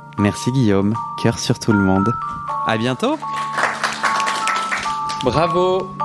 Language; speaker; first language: French; native; French